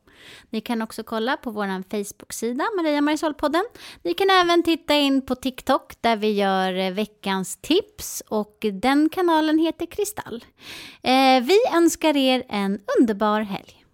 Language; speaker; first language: Swedish; native; Swedish